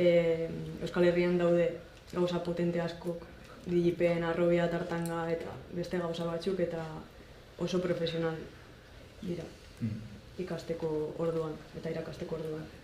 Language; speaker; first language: Basque; non-native, local second language; Spanish